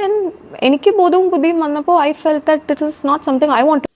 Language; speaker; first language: English; non-native, local second language; Malayalam